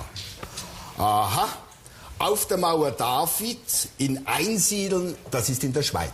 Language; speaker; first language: German; native; German